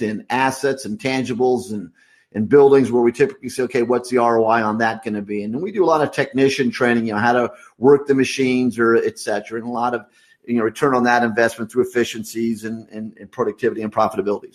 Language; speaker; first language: English; native; English